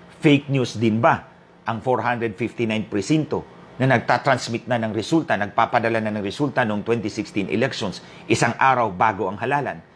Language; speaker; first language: Filipino; non-native, local second language; Waray